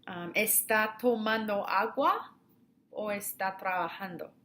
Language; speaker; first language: Spanish; non-native, fluent; English